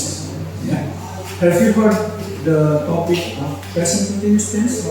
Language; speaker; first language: English; non-native, fluent; Indonesian